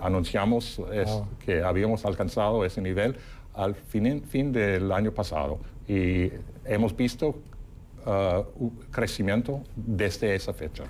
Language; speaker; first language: Spanish; non-native, fluent; English